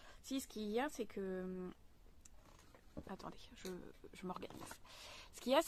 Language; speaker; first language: French; native; French